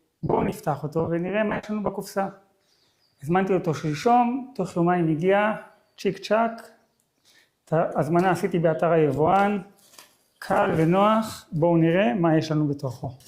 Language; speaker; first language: Hebrew; native; Hebrew